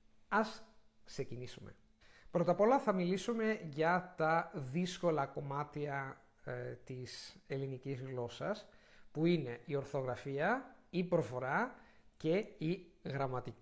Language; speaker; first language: Greek; non-native, fluent; Italian